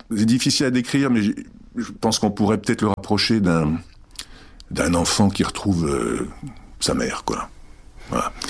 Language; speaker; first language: French; early bilingual, other home language; Czech